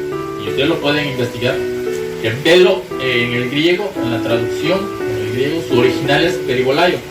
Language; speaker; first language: Spanish; native; Spanish